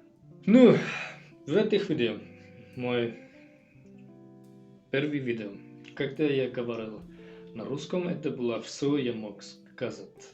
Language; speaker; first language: Russian; non-native, learner; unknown